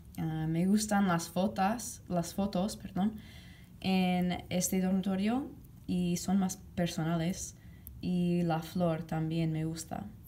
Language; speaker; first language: Spanish; non-native, fluent; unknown